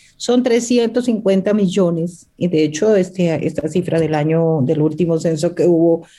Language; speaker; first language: Spanish; native; Spanish